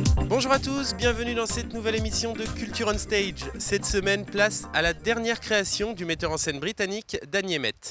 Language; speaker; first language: French; native; French